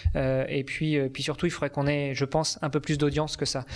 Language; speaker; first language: French; native; French